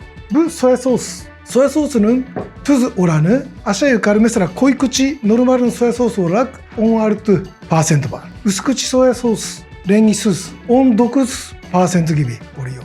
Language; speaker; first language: Turkish; non-native, learner; Japanese